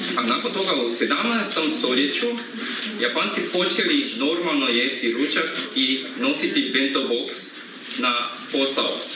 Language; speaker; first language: Croatian; non-native, fluent; Japanese